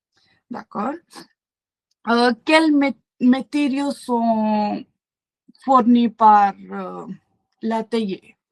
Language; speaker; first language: French; non-native, learner; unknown